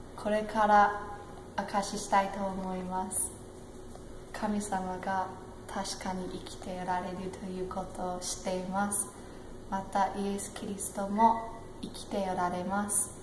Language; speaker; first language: Japanese; non-native, learner; English